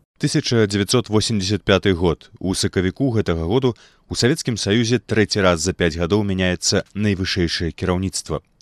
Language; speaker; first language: Belarusian; native; Belarusian